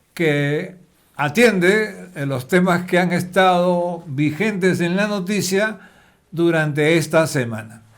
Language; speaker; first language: Spanish; native; Spanish